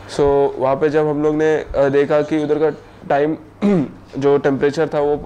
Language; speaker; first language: Hindi; non-native, local second language; Marathi